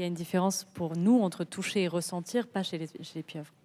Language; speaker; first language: French; native; French